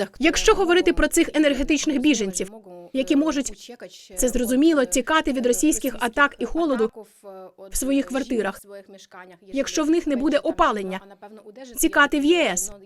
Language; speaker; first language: Ukrainian; native; Ukrainian